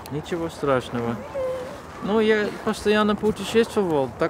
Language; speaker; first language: Russian; non-native, learner; Dutch